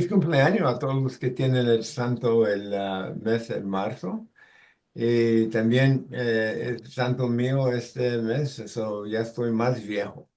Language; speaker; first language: Spanish; early bilingual, heritage; Spanish